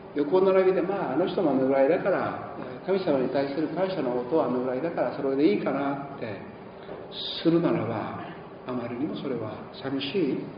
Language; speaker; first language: Japanese; native; Japanese